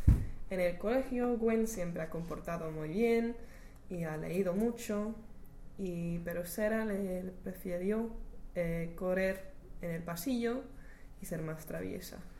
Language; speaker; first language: Spanish; non-native, learner; English